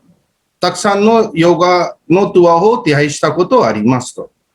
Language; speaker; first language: Japanese; non-native, fluent; Hindi